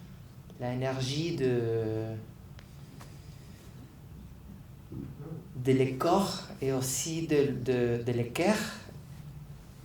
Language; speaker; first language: French; non-native, learner; Spanish